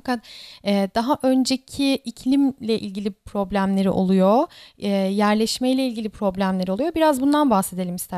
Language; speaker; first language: Turkish; native; Turkish